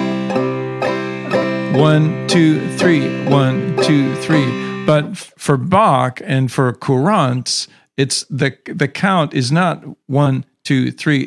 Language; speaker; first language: English; native; English